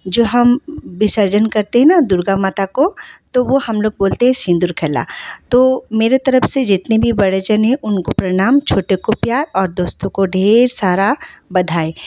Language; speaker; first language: Hindi; non-native, local second language; Bangla